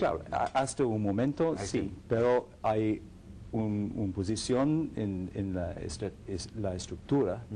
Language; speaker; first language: Spanish; non-native, fluent; English